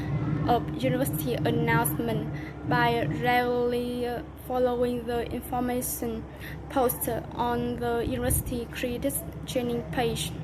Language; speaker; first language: English; non-native, learner; Vietnamese